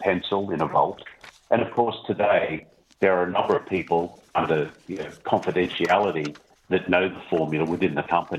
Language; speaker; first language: English; native; English